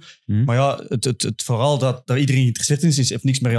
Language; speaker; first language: Dutch; native; Dutch